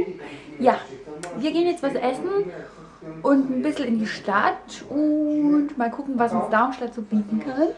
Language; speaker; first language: German; native; German